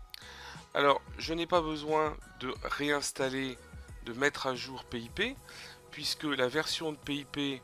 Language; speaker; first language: French; native; French